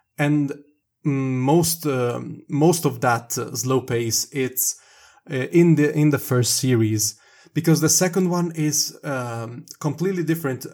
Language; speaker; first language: English; non-native, fluent; Italian